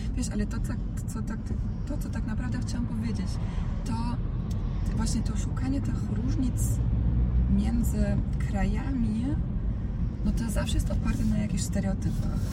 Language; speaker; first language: Polish; non-native, fluent; Croatian